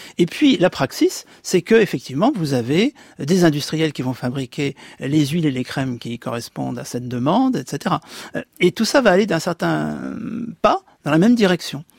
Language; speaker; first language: French; native; French